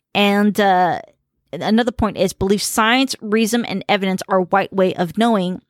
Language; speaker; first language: English; early bilingual, other home language; Khmer